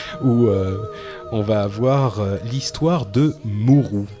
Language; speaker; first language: French; native; French